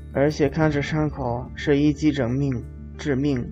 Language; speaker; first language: Chinese; non-native, learner; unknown